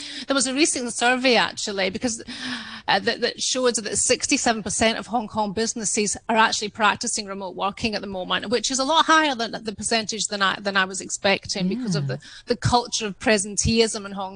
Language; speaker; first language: English; native; English